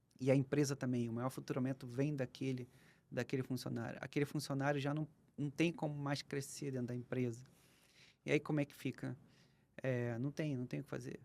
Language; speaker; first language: Portuguese; native; Portuguese